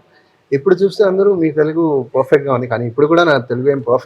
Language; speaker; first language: Telugu; non-native, fluent; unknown